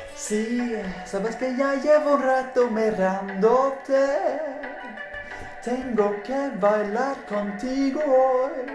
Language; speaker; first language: Spanish; non-native, learner; Swedish